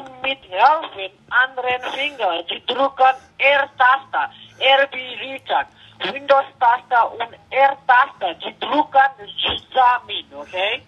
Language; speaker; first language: German; non-native, learner; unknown